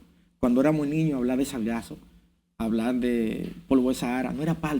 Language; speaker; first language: Spanish; native; Spanish